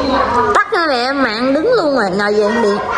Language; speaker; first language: Vietnamese; native; Vietnamese